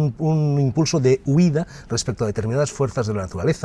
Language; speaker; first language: Spanish; native; Spanish